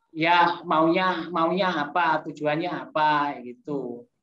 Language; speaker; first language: Indonesian; native; Indonesian